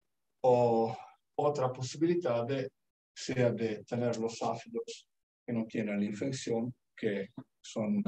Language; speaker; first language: Spanish; non-native, learner; Italian